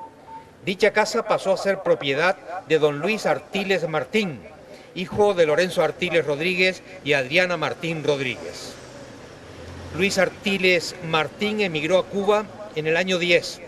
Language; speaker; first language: Spanish; native; Spanish